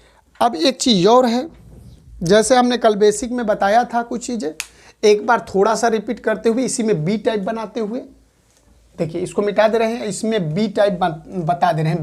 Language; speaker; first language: Hindi; native; Hindi